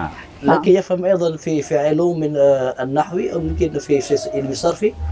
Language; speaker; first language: Arabic; non-native, fluent; Indonesian